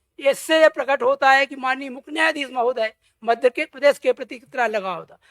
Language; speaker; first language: Hindi; native; Hindi